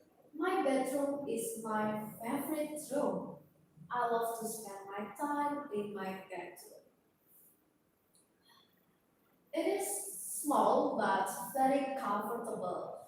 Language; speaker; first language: English; non-native, learner; Indonesian